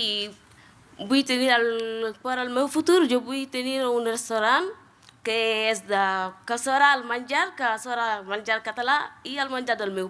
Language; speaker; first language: Catalan; non-native, learner; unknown